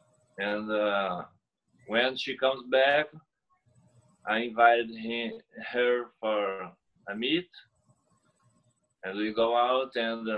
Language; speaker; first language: English; non-native, learner; Portuguese